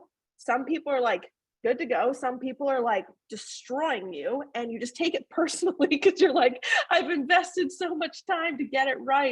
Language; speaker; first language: English; native; English